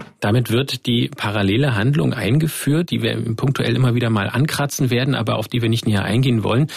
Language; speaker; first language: German; native; German